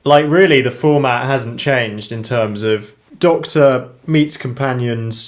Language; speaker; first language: English; native; English